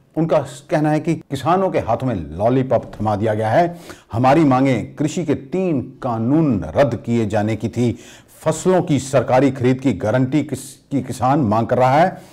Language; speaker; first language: Hindi; non-native, local second language; Punjabi